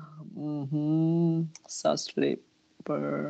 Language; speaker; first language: English; non-native, learner; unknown